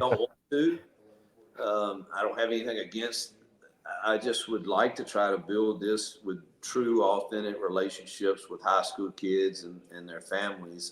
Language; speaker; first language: English; native; English